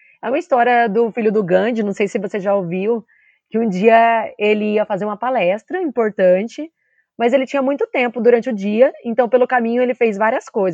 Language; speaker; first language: Portuguese; native; Portuguese